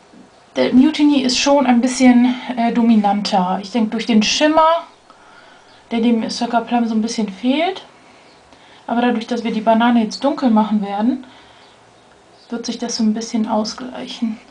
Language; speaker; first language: German; native; German